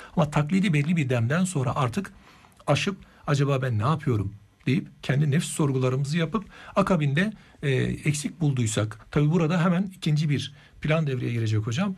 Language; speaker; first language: Turkish; native; Turkish